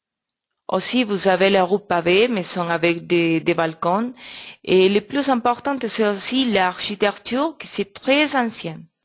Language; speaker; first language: French; non-native, learner; Spanish